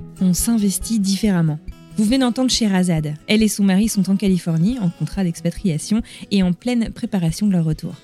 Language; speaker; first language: French; native; French